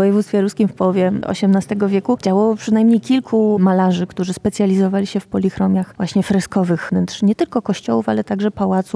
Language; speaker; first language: Polish; native; Polish